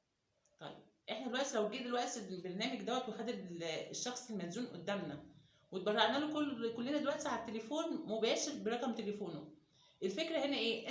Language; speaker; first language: Arabic; native; Arabic